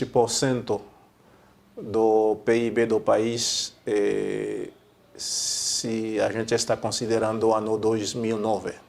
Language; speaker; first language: Portuguese; non-native, fluent; Haitian Creole